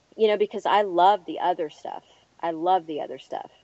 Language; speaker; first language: English; native; English